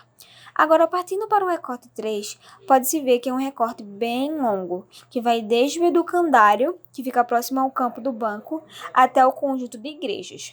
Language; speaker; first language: Portuguese; native; Portuguese